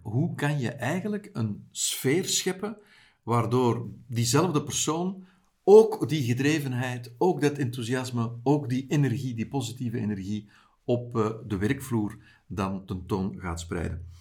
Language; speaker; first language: Dutch; native; Dutch